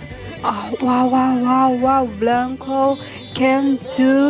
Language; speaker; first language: English; non-native, learner; Indonesian